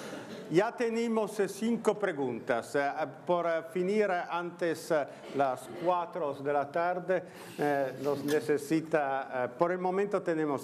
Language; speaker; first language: Spanish; non-native, learner; Italian